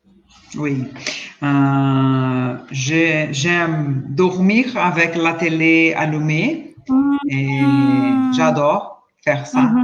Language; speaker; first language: French; non-native, learner; Portuguese